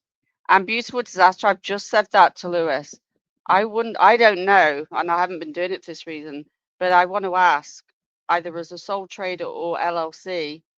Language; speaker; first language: English; native; English